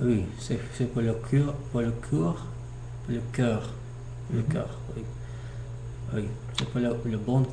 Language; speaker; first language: French; non-native, learner; English